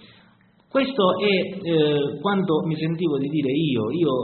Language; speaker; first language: Italian; native; Italian